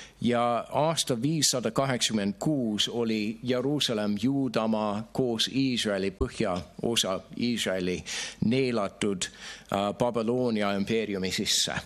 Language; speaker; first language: Estonian; non-native, fluent; English